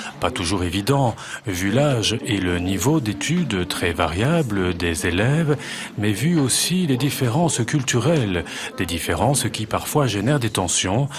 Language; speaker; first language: French; native; French